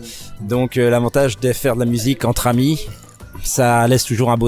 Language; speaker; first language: French; native; French